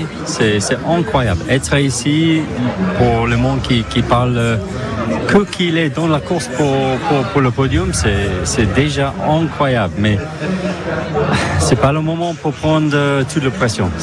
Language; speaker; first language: French; non-native, fluent; English